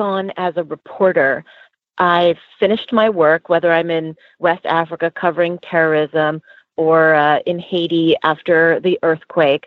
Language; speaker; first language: English; native; English